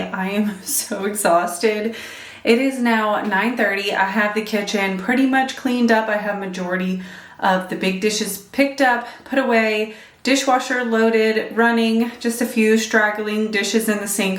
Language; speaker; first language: English; native; English